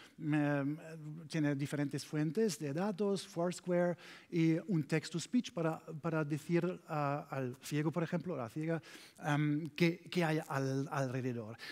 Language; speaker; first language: Spanish; non-native, learner; German